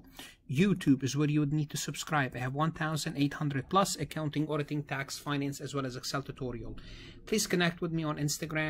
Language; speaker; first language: English; non-native, fluent; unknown